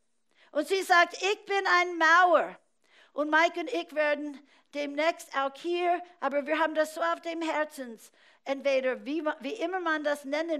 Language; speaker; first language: German; non-native, fluent; English